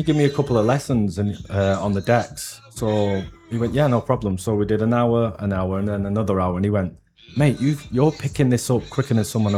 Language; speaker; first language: English; native; English